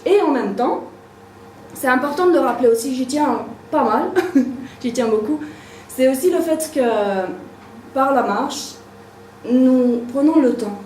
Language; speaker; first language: French; native; French